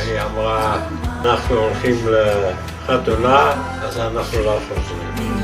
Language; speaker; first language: Hebrew; non-native, fluent; Dutch